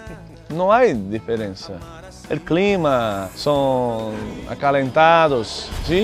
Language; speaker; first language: Spanish; non-native, learner; Portuguese